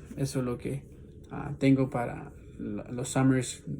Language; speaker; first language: Spanish; non-native, learner; English